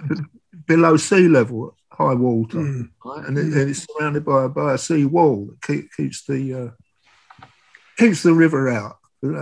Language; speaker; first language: English; native; English